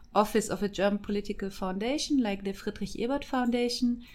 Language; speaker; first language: English; non-native, fluent; German